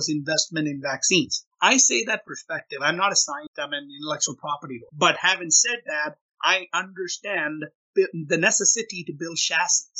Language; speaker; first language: English; non-native, local second language; Malayalam